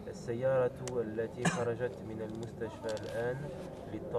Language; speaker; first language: Arabic; non-native, learner; French